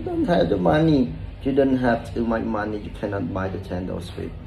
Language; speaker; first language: English; non-native, learner; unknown